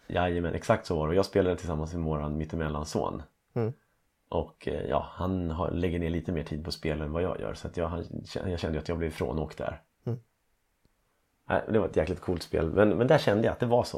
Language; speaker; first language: Swedish; native; Swedish